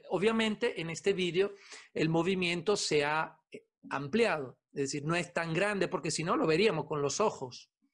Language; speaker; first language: Spanish; non-native, fluent; Italian